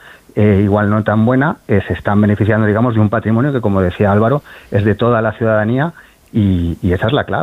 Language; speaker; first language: Spanish; native; Spanish